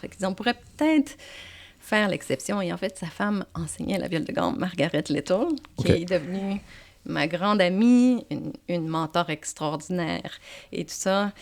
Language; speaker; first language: French; native; French